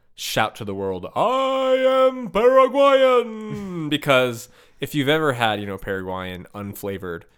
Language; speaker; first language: English; native; English